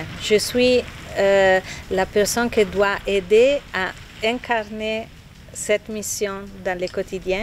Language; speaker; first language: French; non-native, fluent; Italian